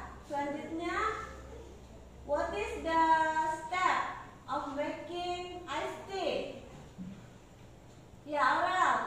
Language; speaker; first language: English; non-native, learner; Indonesian